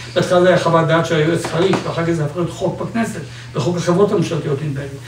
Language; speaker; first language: Hebrew; native; Hebrew